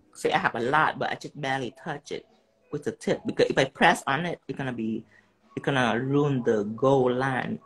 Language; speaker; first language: English; non-native, fluent; Vietnamese